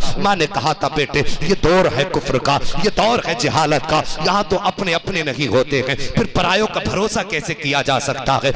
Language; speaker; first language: Urdu; native; Urdu